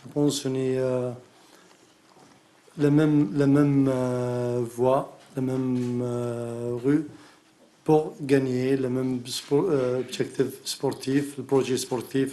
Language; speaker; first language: French; non-native, learner; Arabic